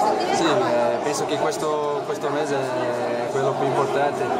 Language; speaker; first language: Italian; non-native, fluent; Portuguese